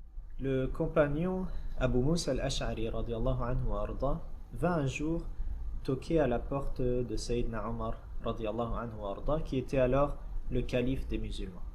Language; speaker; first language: French; native; French